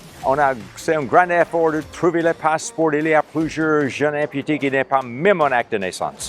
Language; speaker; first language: French; non-native, local second language; Haitian Creole